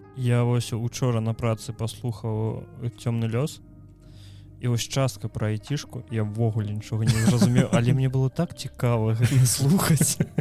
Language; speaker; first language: Belarusian; non-native, local second language; Russian